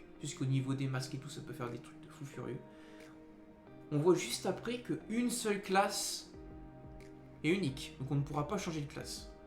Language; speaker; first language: French; native; French